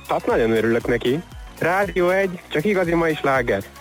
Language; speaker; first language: Hungarian; native; Hungarian